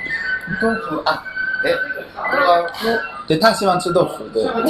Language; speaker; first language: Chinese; non-native, fluent; Japanese